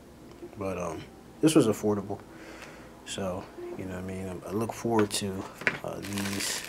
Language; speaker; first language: English; native; English